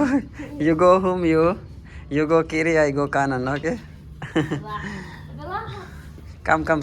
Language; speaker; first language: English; non-native, learner; Urdu